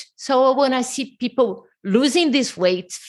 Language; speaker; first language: English; non-native, fluent; Portuguese